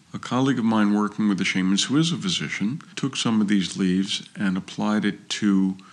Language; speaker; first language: English; native; English